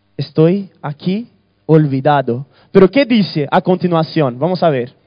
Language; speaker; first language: Spanish; early bilingual, other home language; Portuguese